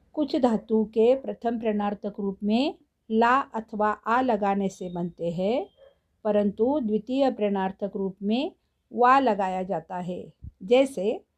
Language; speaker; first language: Hindi; non-native, local second language; Marathi